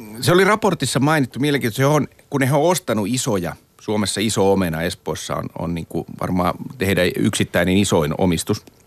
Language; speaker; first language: Finnish; native; Finnish